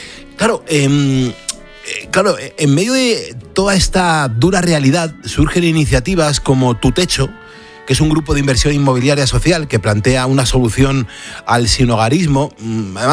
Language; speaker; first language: Spanish; native; Spanish